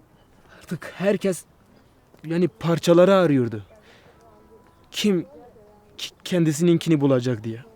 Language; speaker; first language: Turkish; non-native, local second language; Kurdish